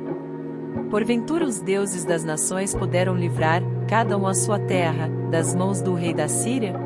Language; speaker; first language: Portuguese; native; Portuguese